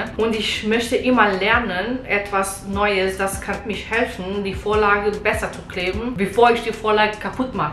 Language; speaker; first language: German; non-native, learner; Portuguese